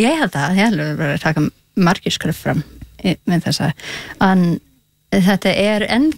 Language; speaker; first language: Icelandic; non-native, learner; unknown